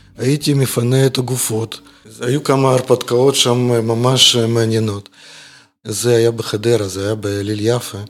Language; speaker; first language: Hebrew; non-native, fluent; Russian